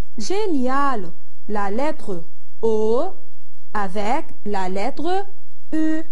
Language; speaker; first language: French; non-native, local second language; Arabic